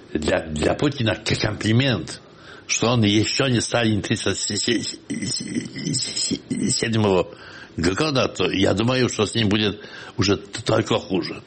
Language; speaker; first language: Russian; non-native, fluent; Polish